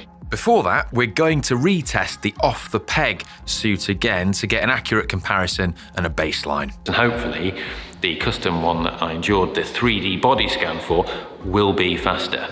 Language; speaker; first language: English; native; English